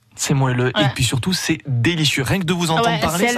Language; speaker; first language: French; native; French